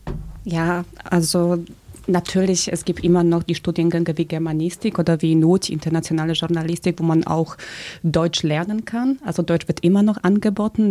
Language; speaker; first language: German; early bilingual, other home language; Polish